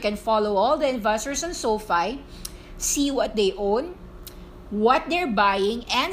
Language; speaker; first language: English; non-native, local second language; Filipino